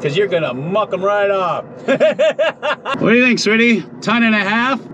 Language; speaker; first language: English; native; English